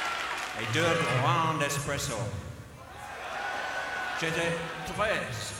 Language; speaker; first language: French; non-native, learner; English